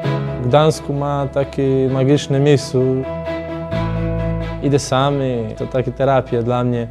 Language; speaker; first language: Polish; non-native, learner; Portuguese